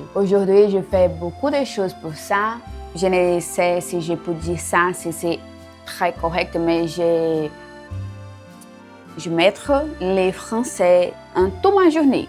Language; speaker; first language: French; non-native, learner; Portuguese